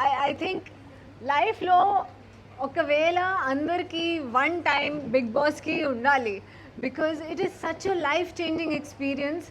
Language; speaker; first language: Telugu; non-native, learner; Hindi